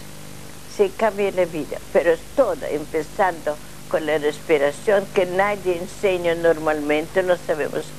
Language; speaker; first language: Spanish; non-native, learner; Russian